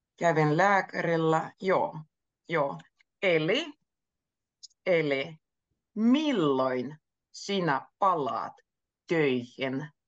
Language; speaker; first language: Finnish; native; Finnish